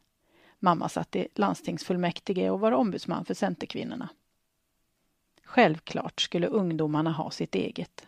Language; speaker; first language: Swedish; native; Swedish